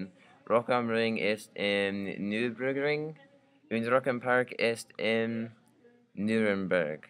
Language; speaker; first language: German; non-native, learner; English